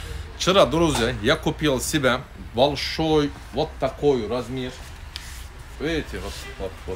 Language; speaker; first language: Russian; non-native, learner; Turkish